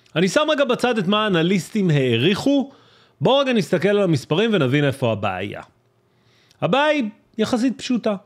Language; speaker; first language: Hebrew; native; Hebrew